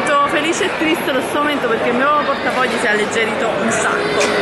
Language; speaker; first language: Italian; native; Italian